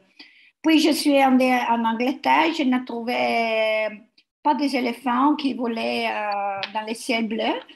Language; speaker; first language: French; non-native, learner; Italian